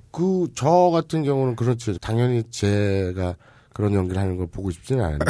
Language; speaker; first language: Korean; native; Korean